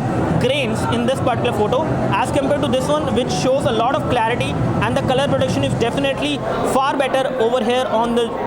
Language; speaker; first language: English; non-native, local second language; Hindi